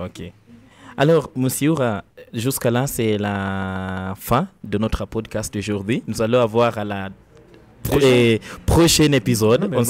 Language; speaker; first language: French; non-native, learner; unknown